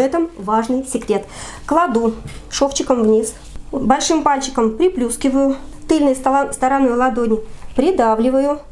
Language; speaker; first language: Russian; native; Russian